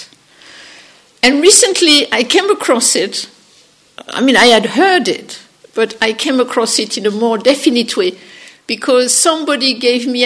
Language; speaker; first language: English; non-native, fluent; French